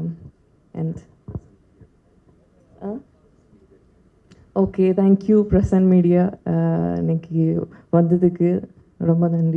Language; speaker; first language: Tamil; non-native, learner; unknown